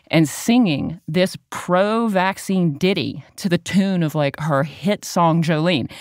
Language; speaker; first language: English; native; English